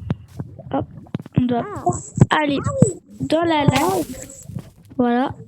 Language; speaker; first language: French; native; French